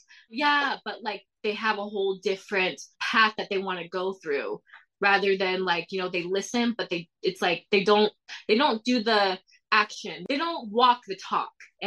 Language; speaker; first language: English; early bilingual, other home language; Thai